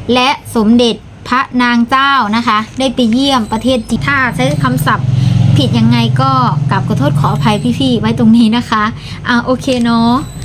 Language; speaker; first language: Thai; non-native, local second language; Lao